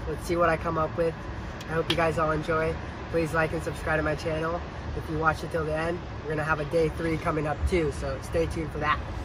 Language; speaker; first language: English; early bilingual, other home language; Japanese